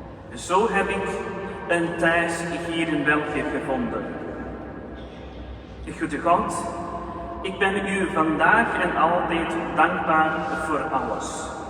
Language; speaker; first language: Dutch; non-native, fluent; Urdu